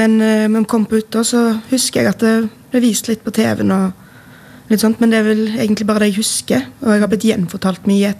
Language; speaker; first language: Norwegian; native; Norwegian